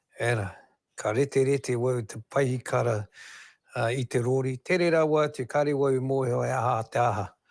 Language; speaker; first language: Māori; non-native, local second language; Cantonese